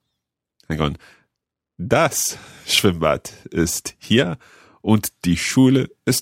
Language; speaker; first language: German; non-native, learner; English